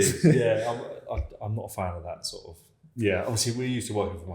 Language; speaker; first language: English; native; English